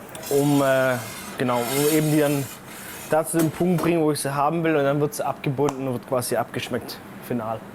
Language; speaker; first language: German; native; German